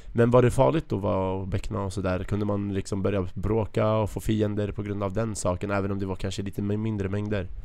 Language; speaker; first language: Swedish; early bilingual, other home language; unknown